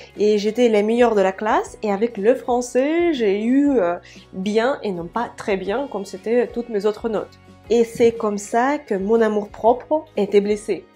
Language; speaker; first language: French; non-native, fluent; Russian